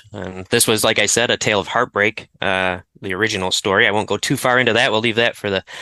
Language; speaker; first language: English; native; English